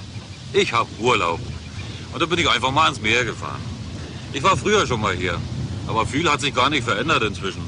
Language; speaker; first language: German; native; German